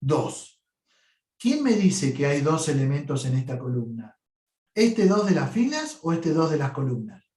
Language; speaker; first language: Spanish; native; Spanish